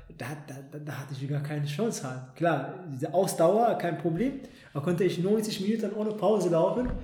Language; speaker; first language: German; non-native, fluent; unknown